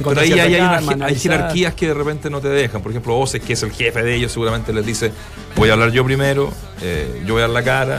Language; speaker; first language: Spanish; native; Spanish